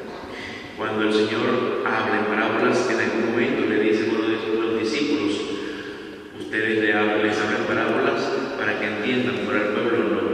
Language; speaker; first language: Spanish; native; Spanish